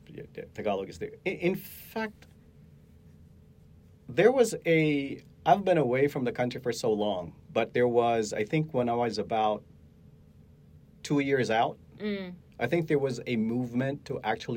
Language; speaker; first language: English; non-native, local second language; Hiligaynon